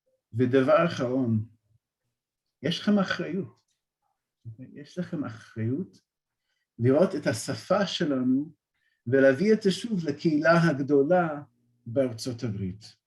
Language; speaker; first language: Hebrew; non-native, fluent; English